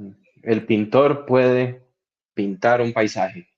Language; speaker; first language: Spanish; non-native, learner; English